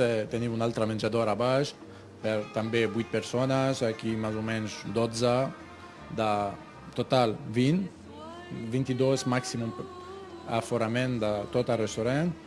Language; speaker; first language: Catalan; non-native, learner; Arabic